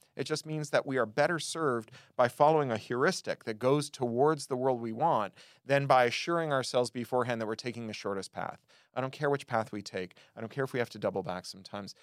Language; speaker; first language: English; native; English